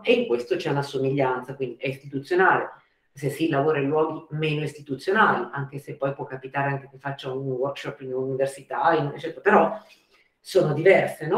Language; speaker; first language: Italian; native; Italian